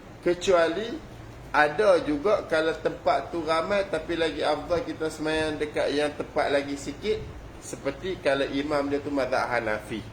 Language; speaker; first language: Malay; native; Malay